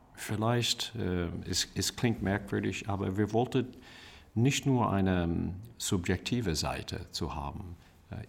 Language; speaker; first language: German; non-native, learner; English